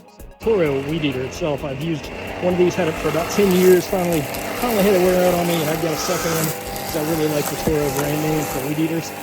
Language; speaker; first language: English; native; English